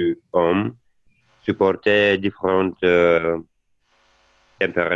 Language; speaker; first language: French; non-native, learner; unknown